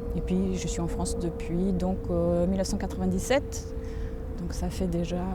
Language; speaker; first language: French; non-native, fluent; Portuguese